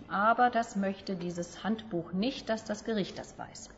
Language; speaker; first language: German; native; German